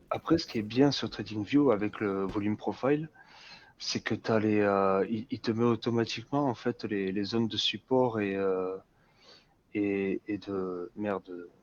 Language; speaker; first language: French; native; French